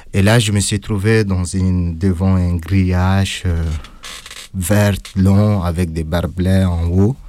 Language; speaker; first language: French; non-native, fluent; Arabic